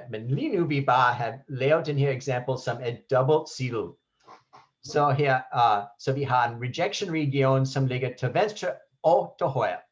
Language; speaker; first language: Danish; non-native, fluent; English